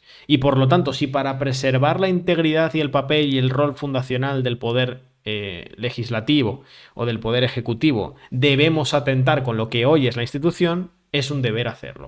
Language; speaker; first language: Spanish; native; Spanish